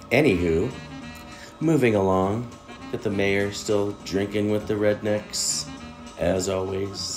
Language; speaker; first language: English; native; English